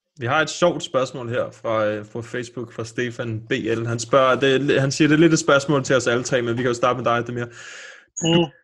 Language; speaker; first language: Danish; native; Danish